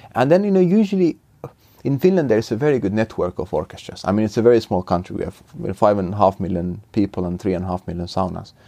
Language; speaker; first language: English; non-native, fluent; Finnish